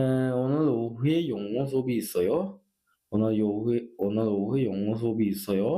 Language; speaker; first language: Korean; non-native, fluent; Sinhala